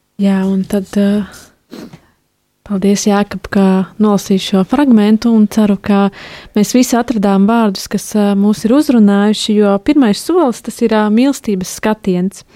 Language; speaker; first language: Latvian; native; Latvian